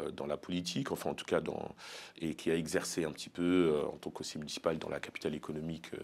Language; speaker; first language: French; native; French